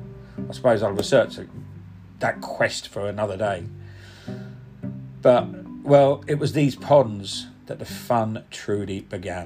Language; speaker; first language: English; non-native, local second language; Punjabi